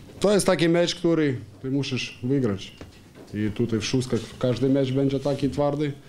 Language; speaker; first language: Polish; non-native, learner; Ukrainian